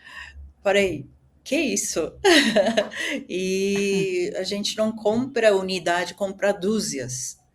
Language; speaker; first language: Portuguese; early bilingual, other home language; Japanese